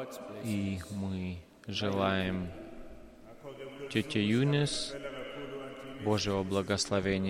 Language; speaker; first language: Russian; non-native, fluent; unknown